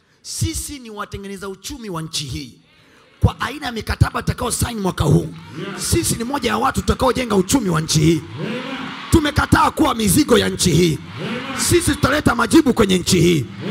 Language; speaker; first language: Swahili; native; Swahili